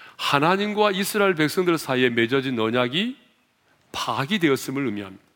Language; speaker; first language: Korean; native; Korean